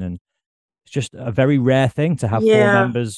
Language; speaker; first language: English; native; English